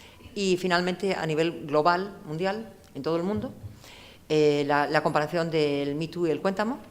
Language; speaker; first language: Spanish; native; Spanish